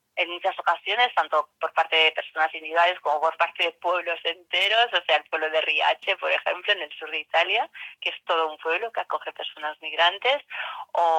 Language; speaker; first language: Spanish; native; Spanish